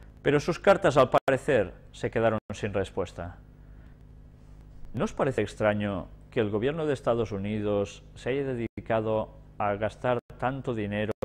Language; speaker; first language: Spanish; native; Spanish